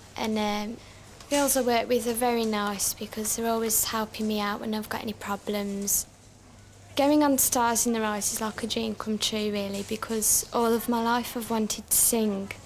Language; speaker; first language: English; native; English